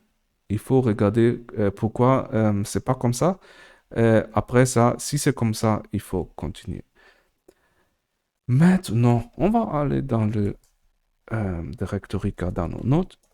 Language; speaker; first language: French; non-native, learner; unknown